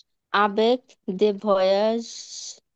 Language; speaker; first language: French; non-native, learner; Bangla